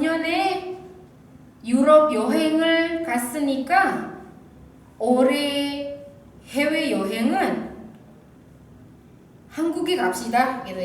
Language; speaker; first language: Korean; non-native, fluent; Indonesian